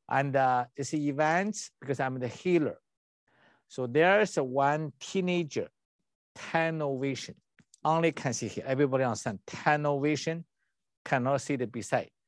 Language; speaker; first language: English; non-native, learner; Chinese